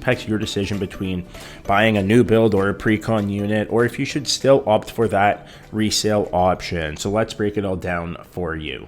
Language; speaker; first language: English; native; English